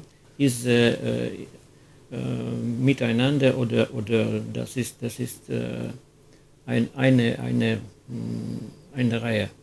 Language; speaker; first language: German; non-native, learner; Russian